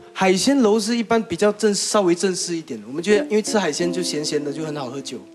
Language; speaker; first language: Chinese; native; Chinese